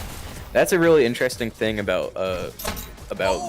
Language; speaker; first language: English; native; English